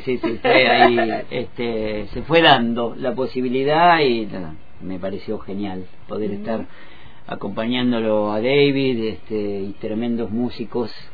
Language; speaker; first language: Spanish; native; Spanish